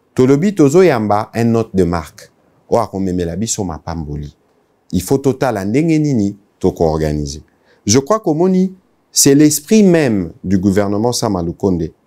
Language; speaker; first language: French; non-native, local second language; Lingala